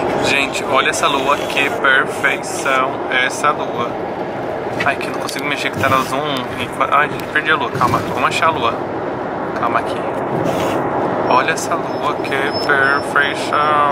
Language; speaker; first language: Portuguese; native; Portuguese